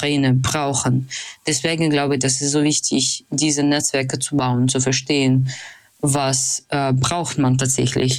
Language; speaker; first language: German; non-native, fluent; Russian